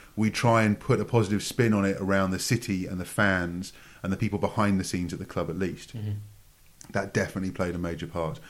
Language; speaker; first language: English; native; English